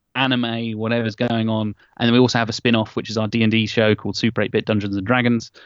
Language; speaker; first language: English; native; English